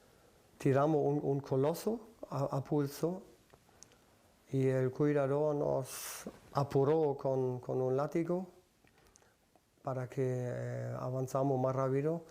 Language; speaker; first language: Spanish; early bilingual, other home language; German